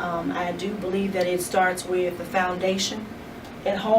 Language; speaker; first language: English; native; English